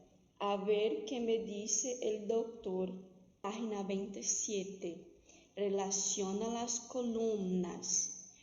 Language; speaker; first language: Spanish; non-native, fluent; Portuguese